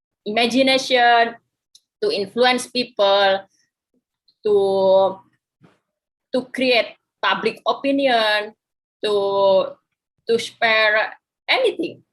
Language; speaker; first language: English; non-native, fluent; Indonesian